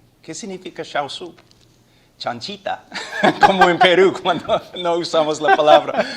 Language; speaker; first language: Spanish; non-native, fluent; English